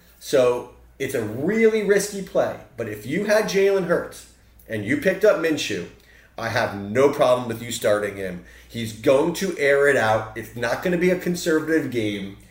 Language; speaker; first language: English; native; English